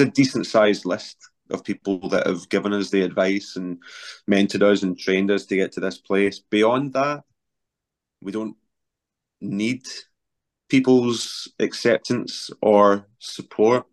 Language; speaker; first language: English; native; English